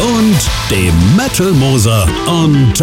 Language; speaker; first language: German; native; German